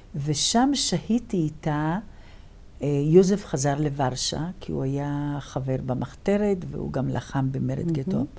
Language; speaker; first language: Hebrew; early bilingual, other home language; Polish